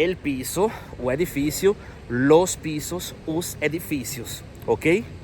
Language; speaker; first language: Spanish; non-native, fluent; Portuguese